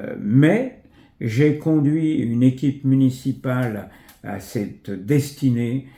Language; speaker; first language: French; native; French